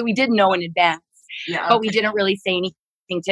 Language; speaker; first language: English; native; English